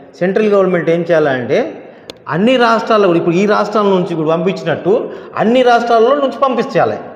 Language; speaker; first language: Telugu; non-native, local second language; Lambadi